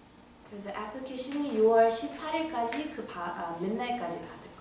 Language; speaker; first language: Korean; early bilingual, heritage; English